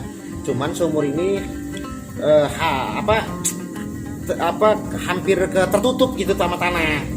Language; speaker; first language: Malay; non-native, local second language; Javanese